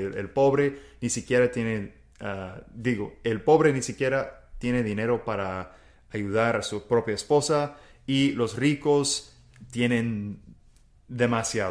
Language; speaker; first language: Spanish; non-native, fluent; English